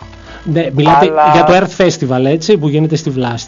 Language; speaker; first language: Greek; native; Greek